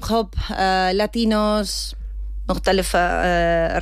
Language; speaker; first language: Arabic; non-native, learner; Spanish